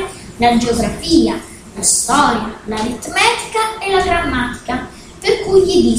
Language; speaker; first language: Italian; native; Italian